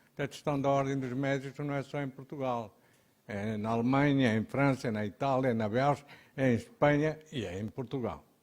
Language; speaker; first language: Portuguese; early bilingual, heritage; Portuguese